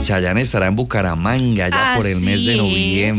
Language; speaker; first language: Spanish; native; Spanish